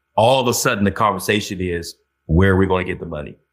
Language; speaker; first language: English; native; English